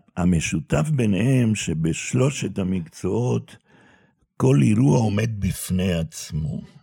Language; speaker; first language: Hebrew; non-native, fluent; Spanish